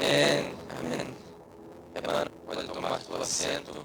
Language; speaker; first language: Spanish; non-native, learner; Portuguese